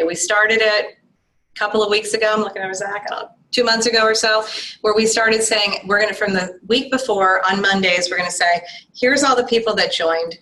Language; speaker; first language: English; native; English